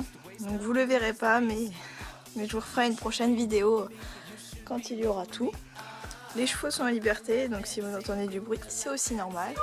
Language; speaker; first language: French; native; French